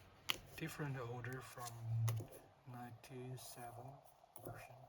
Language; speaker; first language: English; non-native, learner; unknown